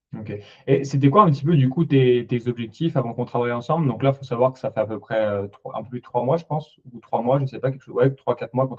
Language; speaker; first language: French; native; French